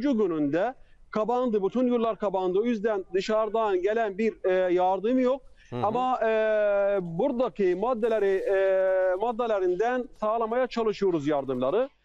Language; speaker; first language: Turkish; non-native, fluent; Arabic